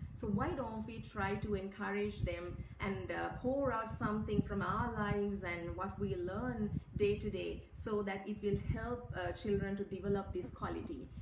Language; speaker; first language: English; non-native, local second language; Sinhala